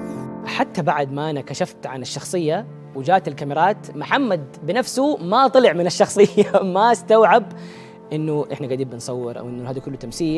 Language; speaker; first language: Arabic; native; Arabic